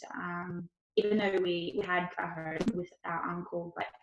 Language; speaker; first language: English; early bilingual, other home language; Ukrainian